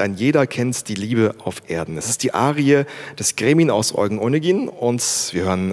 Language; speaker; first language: German; native; German